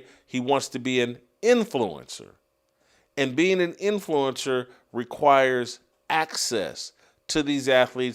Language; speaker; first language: English; native; English